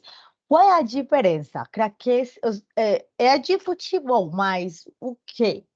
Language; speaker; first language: Portuguese; non-native, learner; Spanish